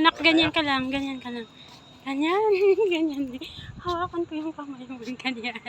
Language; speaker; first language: Filipino; non-native, local second language; Iloko